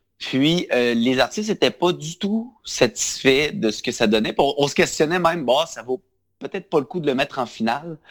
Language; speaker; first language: French; native; French